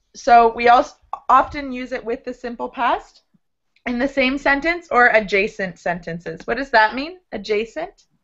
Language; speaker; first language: English; native; English